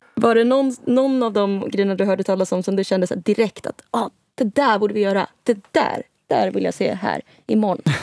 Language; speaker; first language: Swedish; native; Swedish